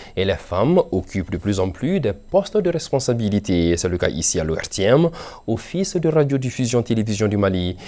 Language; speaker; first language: French; non-native, local second language; Bambara